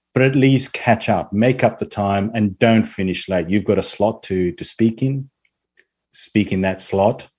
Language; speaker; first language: English; non-native, fluent; Spanish